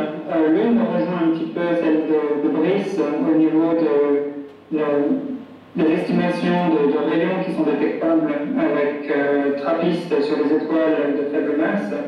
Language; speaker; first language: French; native; French